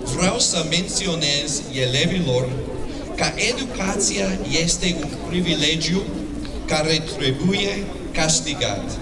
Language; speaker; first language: Romanian; non-native, learner; English